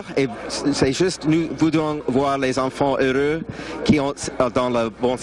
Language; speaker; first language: French; non-native, fluent; English